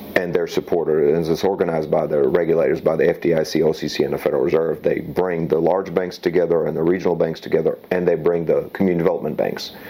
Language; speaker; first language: English; early bilingual, other home language; Slovak